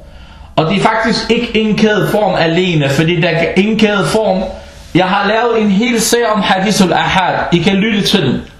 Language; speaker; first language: Danish; early bilingual, other home language; Arabic